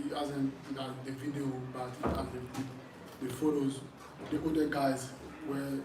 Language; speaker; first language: English; non-native, fluent; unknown